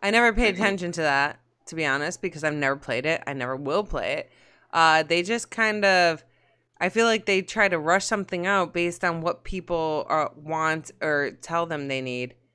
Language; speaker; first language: English; native; English